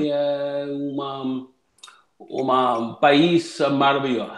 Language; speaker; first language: Portuguese; non-native, learner; English